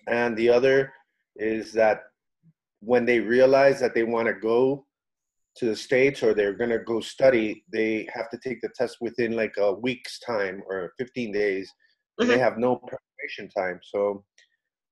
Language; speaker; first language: English; native; English